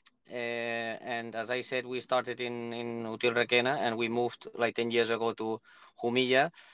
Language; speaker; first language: English; non-native, fluent; Spanish